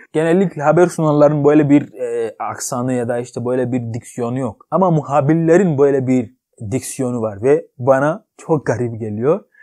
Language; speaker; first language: Turkish; non-native, fluent; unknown